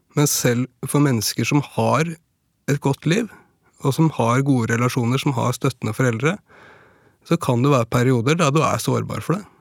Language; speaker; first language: Norwegian; native; Norwegian